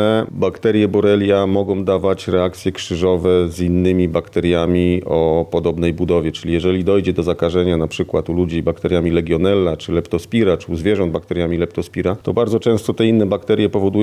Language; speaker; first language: Polish; native; Polish